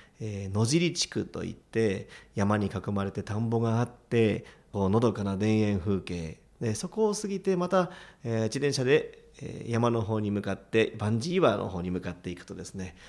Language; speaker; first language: Japanese; native; Japanese